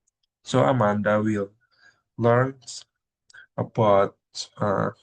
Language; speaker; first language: English; non-native, learner; Indonesian